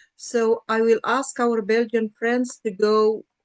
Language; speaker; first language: English; non-native, learner; Romanian